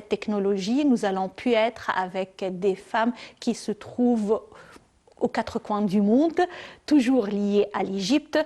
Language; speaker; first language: French; non-native, fluent; Arabic